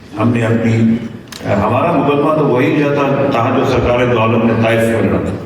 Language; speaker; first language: Urdu; non-native, local second language; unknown